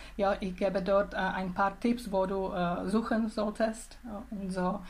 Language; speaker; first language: German; non-native, learner; Czech